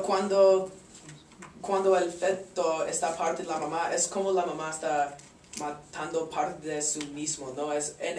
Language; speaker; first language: Spanish; non-native, learner; English